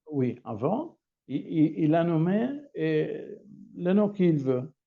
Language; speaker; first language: French; non-native, learner; Hebrew